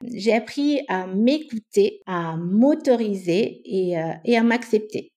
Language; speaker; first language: French; non-native, fluent; Romanian